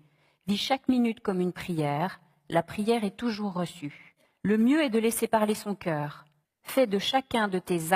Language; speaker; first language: French; native; French